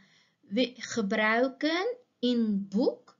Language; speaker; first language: Dutch; non-native, fluent; Uyghur